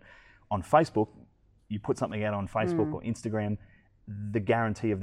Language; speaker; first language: English; native; English